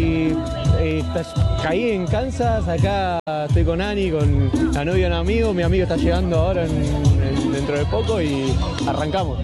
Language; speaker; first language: Spanish; native; Spanish